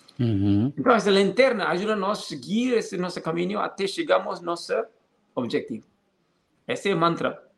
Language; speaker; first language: Portuguese; non-native, fluent; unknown